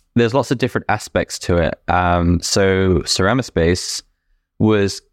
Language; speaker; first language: English; native; English